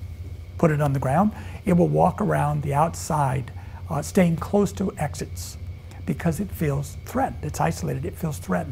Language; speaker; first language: English; native; English